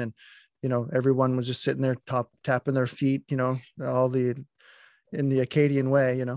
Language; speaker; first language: English; non-native, fluent; French